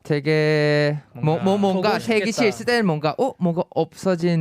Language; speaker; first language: Korean; non-native, fluent; Thai